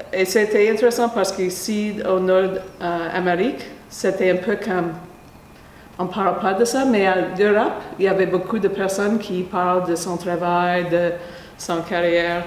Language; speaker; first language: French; non-native, fluent; English